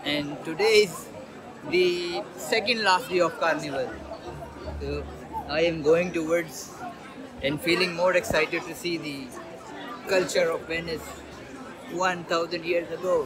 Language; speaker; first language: English; non-native, fluent; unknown